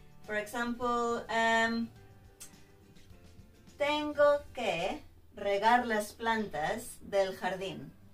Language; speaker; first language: Spanish; native; Spanish